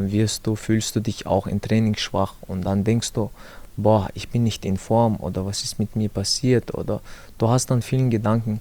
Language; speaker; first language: German; non-native, learner; Chechen